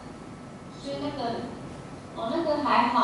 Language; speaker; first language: Chinese; native; Chinese